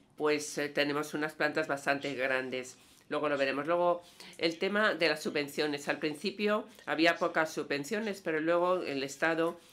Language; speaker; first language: Spanish; non-native, fluent; Danish